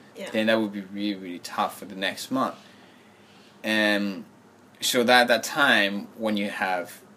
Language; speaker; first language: English; non-native, fluent; French